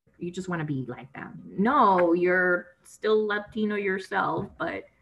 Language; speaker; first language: English; non-native, fluent; Spanish